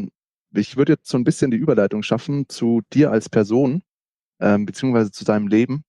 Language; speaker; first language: German; native; German